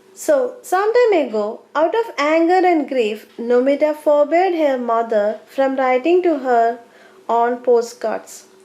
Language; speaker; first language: English; non-native, local second language; Malayalam